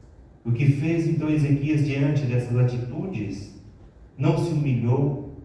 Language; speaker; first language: Portuguese; native; Portuguese